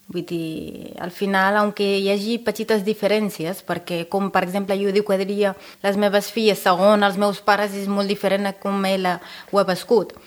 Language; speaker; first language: Catalan; non-native, fluent; Arabic